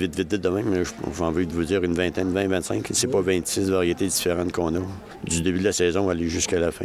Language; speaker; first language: French; native; French